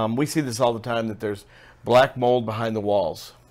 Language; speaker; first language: English; native; English